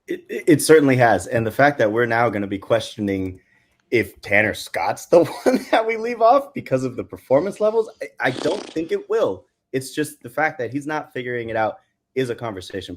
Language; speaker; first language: English; native; English